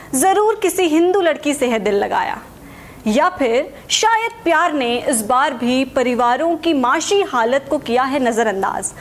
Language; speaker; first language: Hindi; native; Hindi